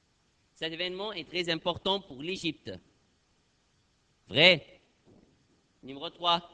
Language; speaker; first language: French; non-native, fluent; Arabic